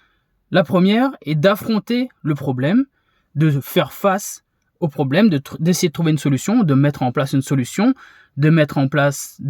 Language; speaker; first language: French; native; French